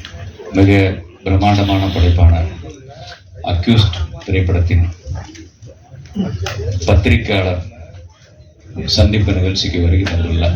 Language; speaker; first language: Tamil; native; Tamil